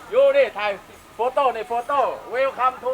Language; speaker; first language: English; non-native, learner; Thai